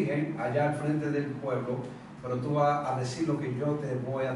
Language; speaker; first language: Spanish; native; Spanish